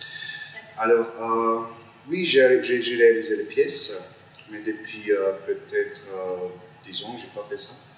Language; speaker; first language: French; non-native, fluent; Turkish